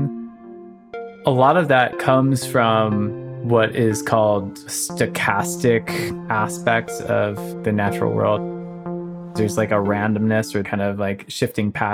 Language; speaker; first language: English; native; English